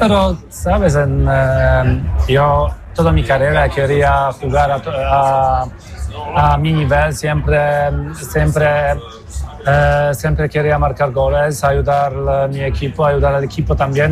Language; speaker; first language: Spanish; non-native, fluent; Polish